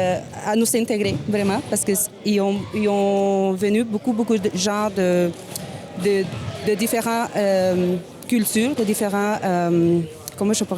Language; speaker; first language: French; non-native, learner; Spanish